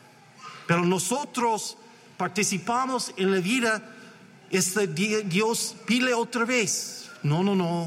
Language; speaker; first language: Spanish; non-native, learner; English